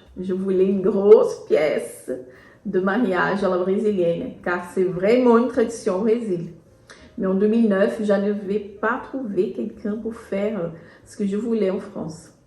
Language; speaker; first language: French; non-native, fluent; Portuguese